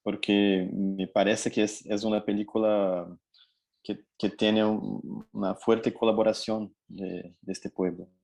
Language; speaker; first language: Spanish; non-native, fluent; Portuguese